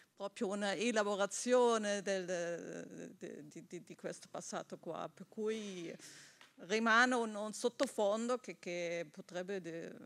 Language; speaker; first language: Italian; non-native, fluent; German